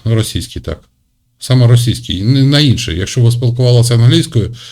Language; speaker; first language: Ukrainian; non-native, local second language; Russian